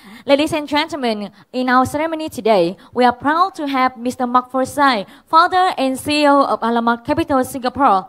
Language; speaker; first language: English; non-native, fluent; Vietnamese